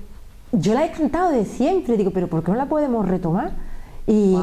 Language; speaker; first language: Spanish; native; Spanish